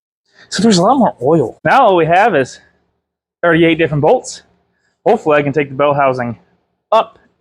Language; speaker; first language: English; native; English